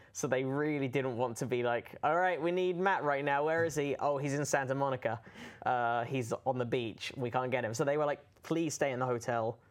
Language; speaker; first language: English; native; English